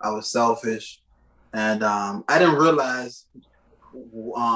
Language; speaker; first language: English; native; English